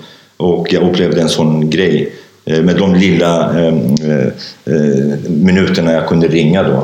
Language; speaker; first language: Swedish; non-native, fluent; Kurdish